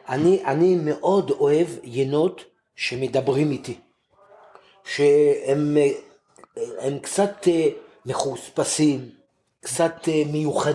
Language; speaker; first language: Hebrew; non-native, fluent; French